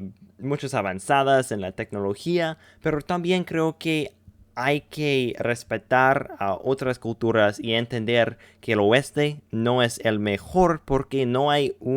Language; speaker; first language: Spanish; non-native, learner; English